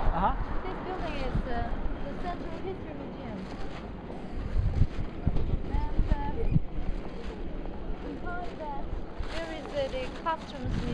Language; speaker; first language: English; non-native, fluent; Korean